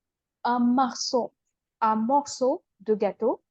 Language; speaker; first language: French; non-native, fluent; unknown